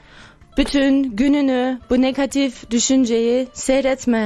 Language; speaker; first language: Turkish; early bilingual, other home language; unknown